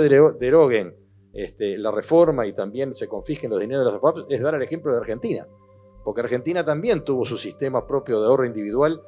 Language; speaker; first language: Spanish; native; Spanish